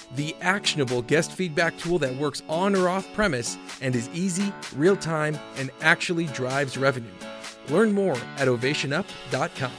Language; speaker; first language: English; native; English